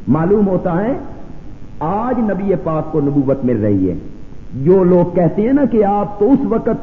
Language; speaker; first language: Urdu; non-native, local second language; Punjabi